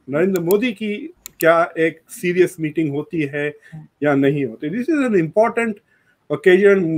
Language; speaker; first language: Hindi; non-native, local second language; Urdu